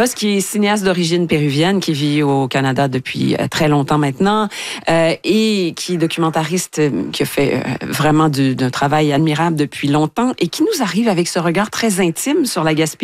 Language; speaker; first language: French; native; French